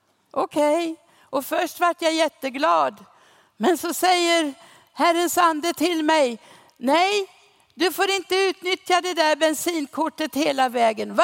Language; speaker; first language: Swedish; non-native, fluent; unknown